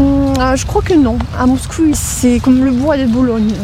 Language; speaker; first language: French; non-native, fluent; Russian